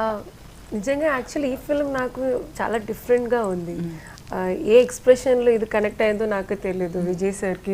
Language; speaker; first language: Telugu; non-native, learner; Malayalam